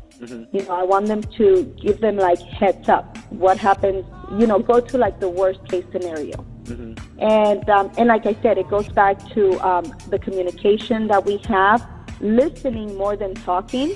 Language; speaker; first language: English; early bilingual, other home language; Spanish